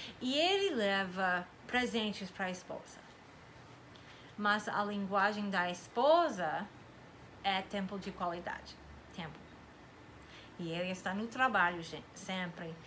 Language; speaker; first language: Portuguese; non-native, fluent; English